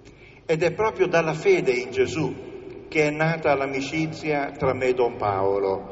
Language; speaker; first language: Italian; native; Italian